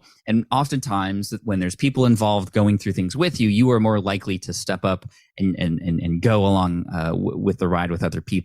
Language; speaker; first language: English; native; English